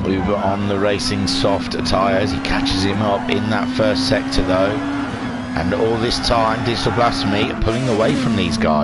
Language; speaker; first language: English; native; English